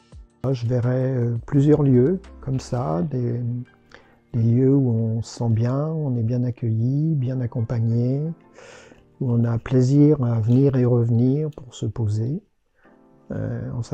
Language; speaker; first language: French; native; French